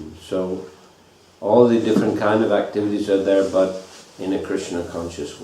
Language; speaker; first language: English; non-native, fluent; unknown